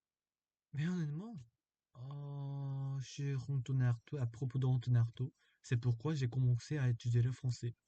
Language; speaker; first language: French; non-native, fluent; Korean